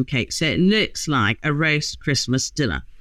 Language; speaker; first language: English; native; English